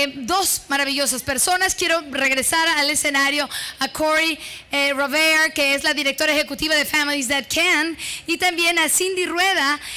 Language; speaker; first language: Spanish; native; Spanish